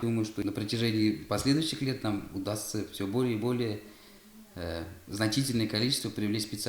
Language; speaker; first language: Russian; native; Russian